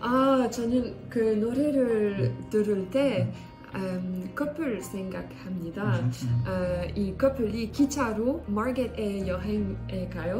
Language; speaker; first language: Korean; non-native, learner; English